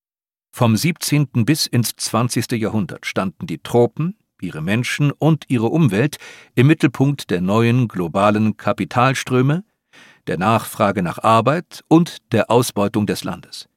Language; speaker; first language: German; native; German